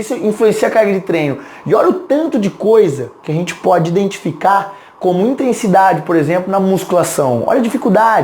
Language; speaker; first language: Portuguese; native; Portuguese